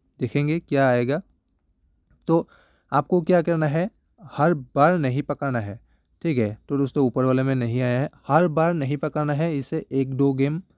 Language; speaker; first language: Hindi; non-native, local second language; Bangla